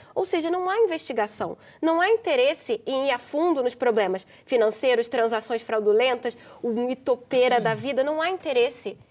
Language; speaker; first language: Portuguese; native; Portuguese